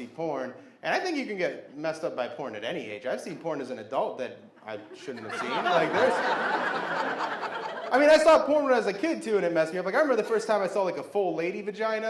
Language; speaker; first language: English; native; English